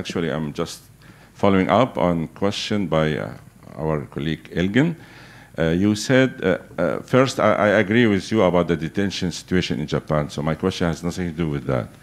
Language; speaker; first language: English; non-native, fluent; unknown